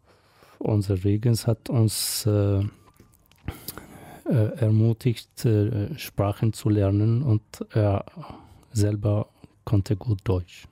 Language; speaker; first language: German; non-native, fluent; Arabic